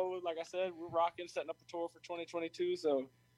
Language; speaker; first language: English; native; English